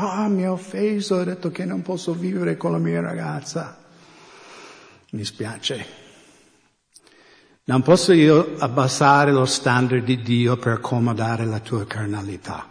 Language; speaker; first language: Italian; non-native, fluent; English